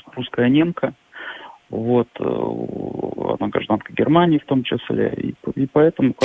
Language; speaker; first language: Russian; native; Russian